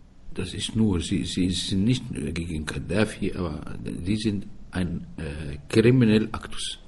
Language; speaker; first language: German; non-native, fluent; Arabic